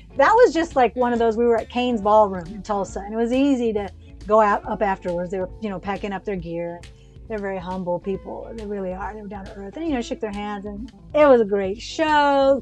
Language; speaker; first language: English; early bilingual, other home language; Spanish